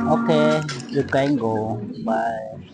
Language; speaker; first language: English; non-native, learner; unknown